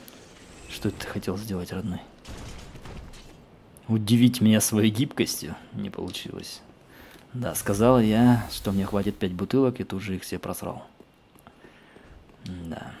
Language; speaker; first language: Russian; native; Russian